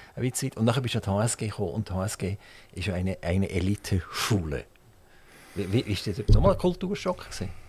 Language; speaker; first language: German; native; German